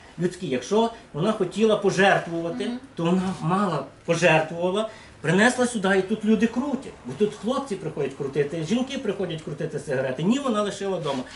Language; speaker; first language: Ukrainian; native; Ukrainian